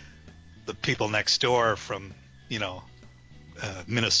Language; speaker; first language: English; native; English